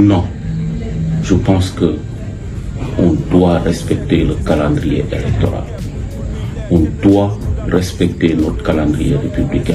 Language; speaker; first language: French; non-native, local second language; Wolof